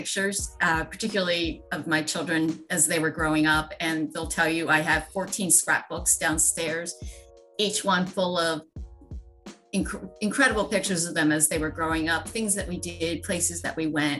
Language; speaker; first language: English; native; English